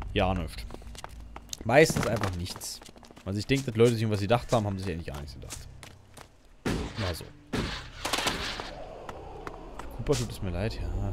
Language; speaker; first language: German; native; German